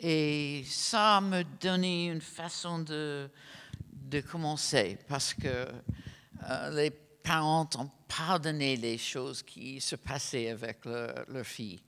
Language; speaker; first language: French; non-native, fluent; English